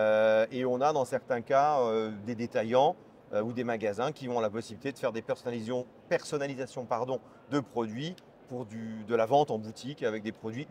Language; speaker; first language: French; native; French